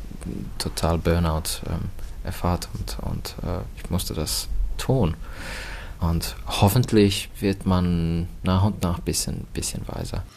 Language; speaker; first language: German; non-native, fluent; Finnish